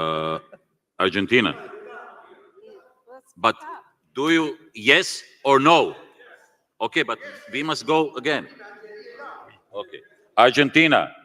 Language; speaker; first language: English; non-native, fluent; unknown